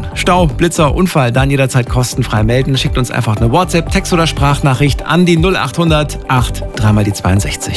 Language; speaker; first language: German; native; German